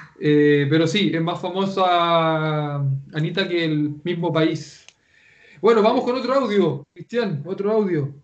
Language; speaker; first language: Spanish; native; Spanish